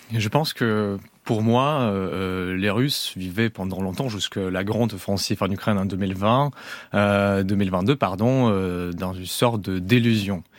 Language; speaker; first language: French; non-native, fluent; Russian